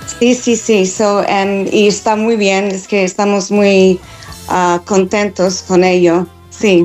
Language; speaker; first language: Spanish; non-native, fluent; English